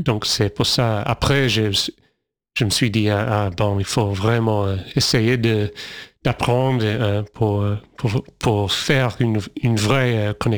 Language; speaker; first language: French; non-native, fluent; English